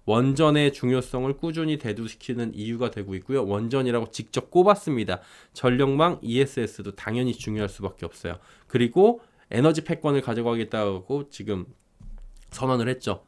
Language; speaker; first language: Korean; native; Korean